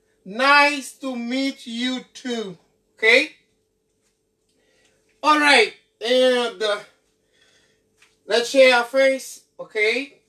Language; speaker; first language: English; non-native, fluent; Haitian Creole